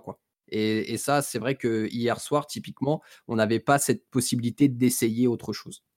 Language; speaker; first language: French; native; French